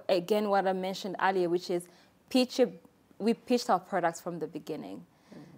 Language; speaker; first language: English; non-native, local second language; Kinyarwanda